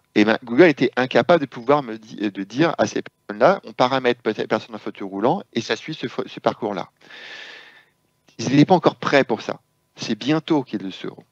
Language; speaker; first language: French; native; French